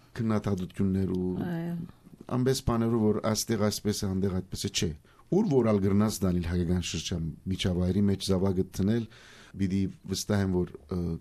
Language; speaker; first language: Armenian; early bilingual, heritage; Armenian